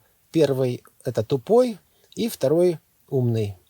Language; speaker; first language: Russian; native; Russian